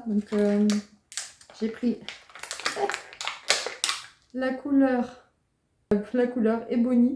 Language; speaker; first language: French; native; French